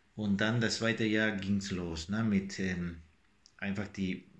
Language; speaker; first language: German; non-native, fluent; Spanish